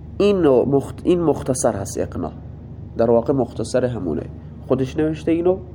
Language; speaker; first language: Persian; non-native, local second language; Baluchi